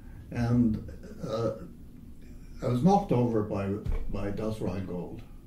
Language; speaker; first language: English; native; English